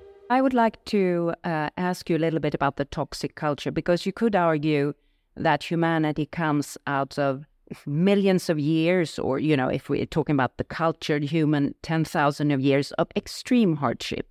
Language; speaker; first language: English; non-native, fluent; Swedish